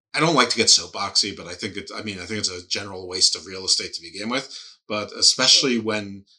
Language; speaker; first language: English; native; English